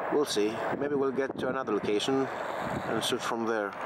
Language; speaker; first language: English; non-native, fluent; Greek